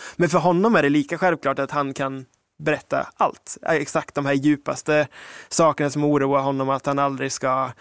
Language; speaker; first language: Swedish; early bilingual, other home language; English